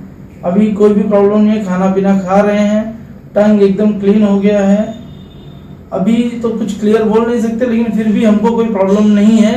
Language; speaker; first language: Hindi; native; Hindi